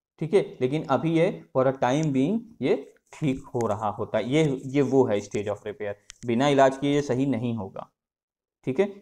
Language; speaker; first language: Hindi; native; Hindi